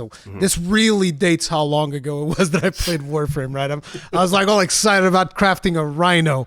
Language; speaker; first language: English; native; English